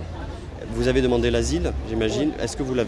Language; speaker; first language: French; native; French